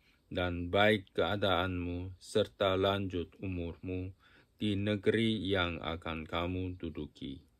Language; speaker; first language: Indonesian; non-native, fluent; Japanese